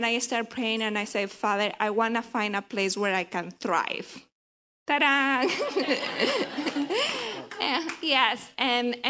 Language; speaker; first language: English; non-native, fluent; Spanish